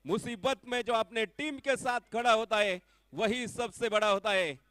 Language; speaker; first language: Hindi; non-native, local second language; Marathi